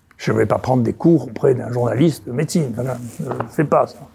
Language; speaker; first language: French; native; French